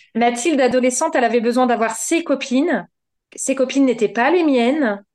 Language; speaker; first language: French; native; French